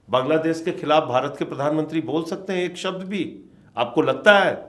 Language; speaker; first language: Hindi; native; Hindi